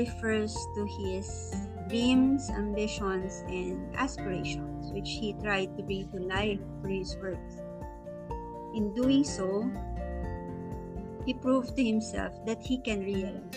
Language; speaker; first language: English; non-native, local second language; Iloko